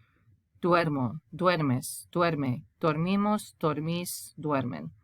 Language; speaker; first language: Spanish; non-native, fluent; English